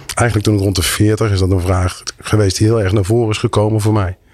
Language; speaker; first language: Dutch; native; Dutch